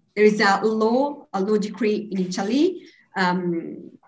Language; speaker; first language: English; non-native, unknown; Italian